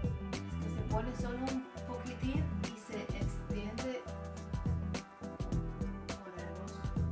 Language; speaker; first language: Spanish; non-native, fluent; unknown